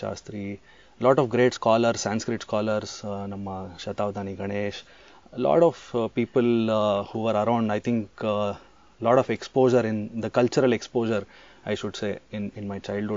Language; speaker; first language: English; non-native, local second language; Kannada